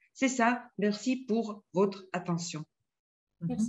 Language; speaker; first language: French; non-native, fluent; Georgian